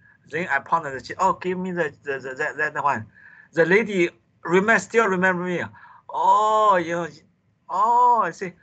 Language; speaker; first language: English; non-native, local second language; Chinese